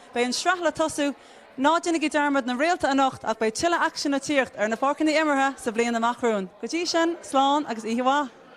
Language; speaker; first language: Irish; native; Irish